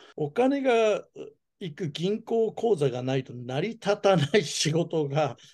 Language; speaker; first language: Japanese; native; Japanese